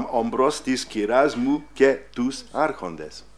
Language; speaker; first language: Greek; non-native, fluent; English